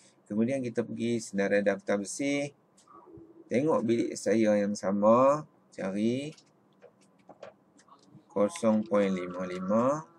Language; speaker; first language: Malay; native; Malay